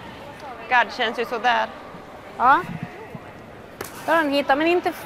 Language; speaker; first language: Swedish; native; Swedish